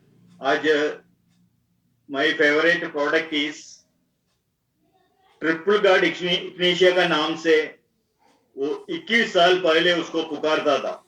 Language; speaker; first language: Hindi; non-native, local second language; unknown